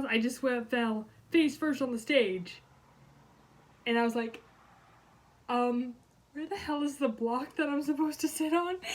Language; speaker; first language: English; native; English